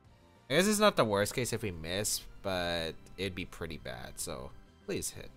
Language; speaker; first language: English; native; English